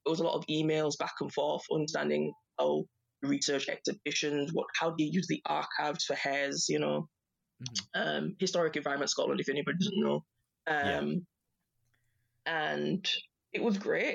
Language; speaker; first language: English; native; English